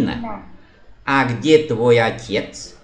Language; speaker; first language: Russian; non-native, fluent; Vietnamese